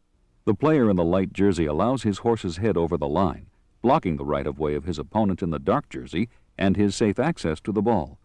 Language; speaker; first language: English; native; English